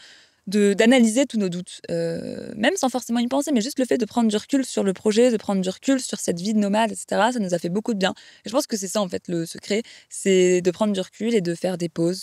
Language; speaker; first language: French; native; French